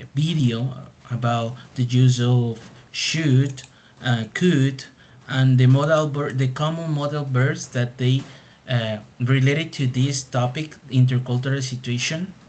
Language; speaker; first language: English; non-native, fluent; Spanish